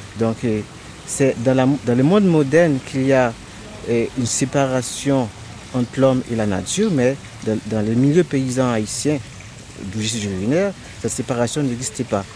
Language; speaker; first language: French; non-native, local second language; Haitian Creole